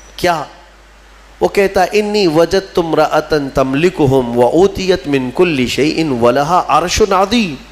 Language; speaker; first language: Urdu; native; Urdu